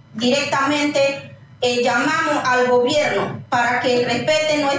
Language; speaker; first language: Spanish; non-native, local second language; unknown